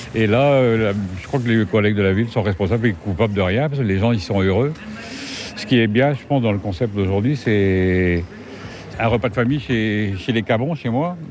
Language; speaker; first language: French; native; French